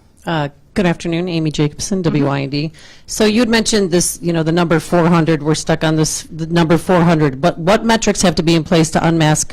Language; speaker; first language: English; native; English